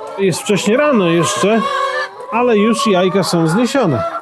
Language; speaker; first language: Polish; native; Polish